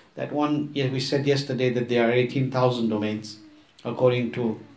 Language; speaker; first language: English; early bilingual, other home language; Urdu